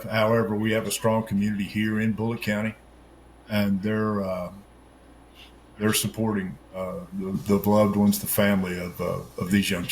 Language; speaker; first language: English; native; English